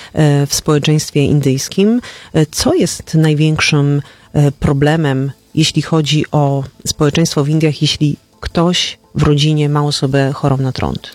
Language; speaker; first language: Polish; native; Polish